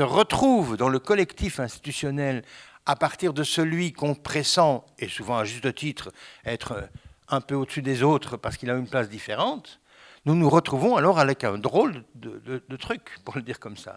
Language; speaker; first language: French; native; French